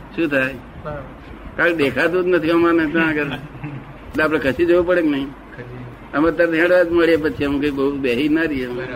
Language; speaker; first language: Gujarati; native; Gujarati